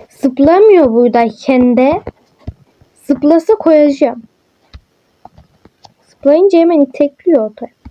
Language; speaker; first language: Turkish; native; Turkish